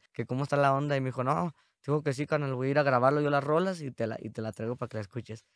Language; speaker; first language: Spanish; native; Spanish